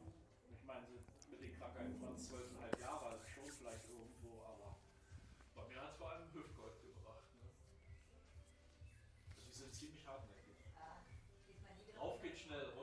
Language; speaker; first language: German; native; German